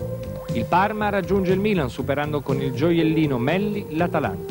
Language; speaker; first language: Italian; native; Italian